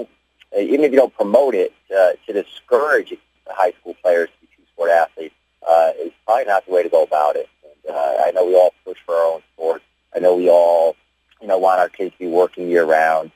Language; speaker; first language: English; native; English